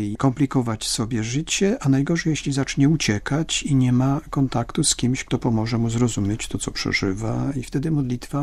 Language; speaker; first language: Polish; native; Polish